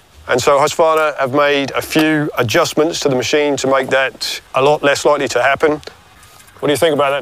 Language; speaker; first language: English; native; English